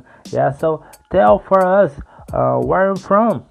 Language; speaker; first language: English; non-native, learner; Portuguese